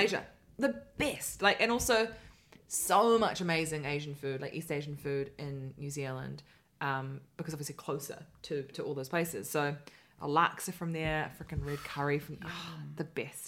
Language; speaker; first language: English; native; English